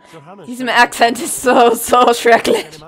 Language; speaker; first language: German; non-native, learner; English